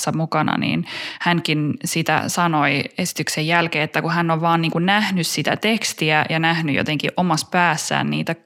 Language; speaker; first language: Finnish; early bilingual, heritage; Finnish